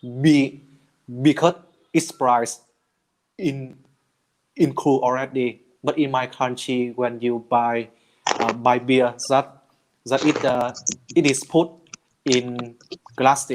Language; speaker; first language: English; non-native, learner; Vietnamese